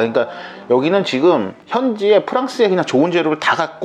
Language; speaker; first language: Korean; native; Korean